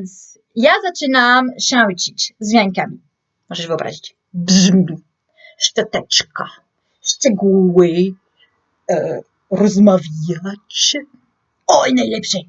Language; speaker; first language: Polish; non-native, learner; French